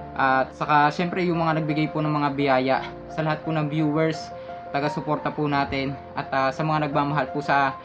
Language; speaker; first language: Filipino; native; Filipino